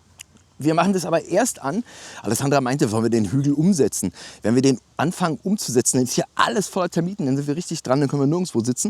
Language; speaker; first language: German; native; German